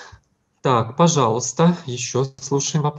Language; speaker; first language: Russian; native; Russian